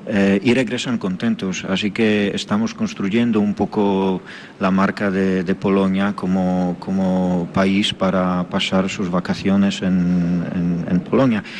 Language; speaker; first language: Spanish; non-native, fluent; Polish